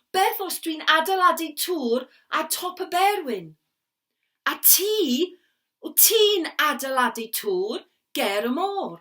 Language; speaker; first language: Welsh; non-native, learner; English